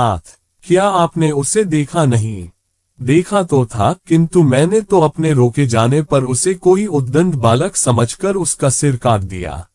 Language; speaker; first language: Hindi; native; Hindi